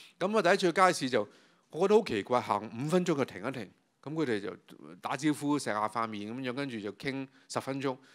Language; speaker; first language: Cantonese; native; Cantonese